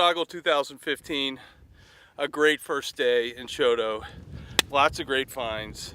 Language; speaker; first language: English; native; English